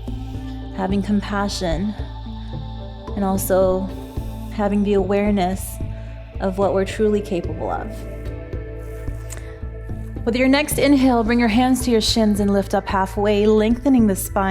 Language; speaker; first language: English; native; English